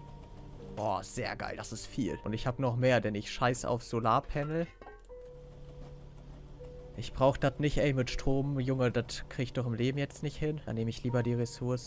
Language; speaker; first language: German; native; German